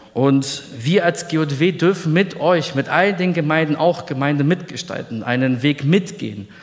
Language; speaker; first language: German; early bilingual, other home language; Polish